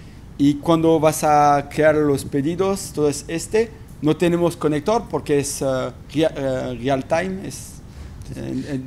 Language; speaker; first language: Spanish; non-native, fluent; French